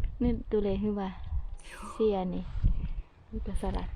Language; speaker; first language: Finnish; non-native, learner; Thai